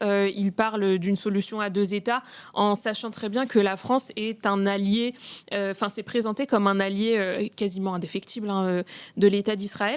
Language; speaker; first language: French; native; French